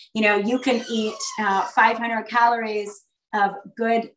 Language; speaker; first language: English; native; English